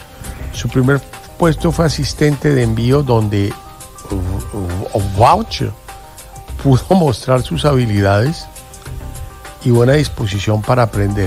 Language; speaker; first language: Spanish; native; Spanish